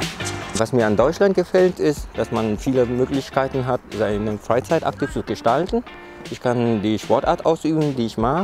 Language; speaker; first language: German; non-native, fluent; Vietnamese